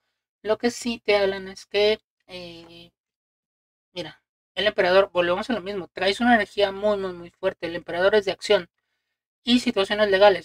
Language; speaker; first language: Spanish; native; Spanish